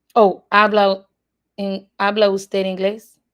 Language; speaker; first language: Spanish; non-native, learner; English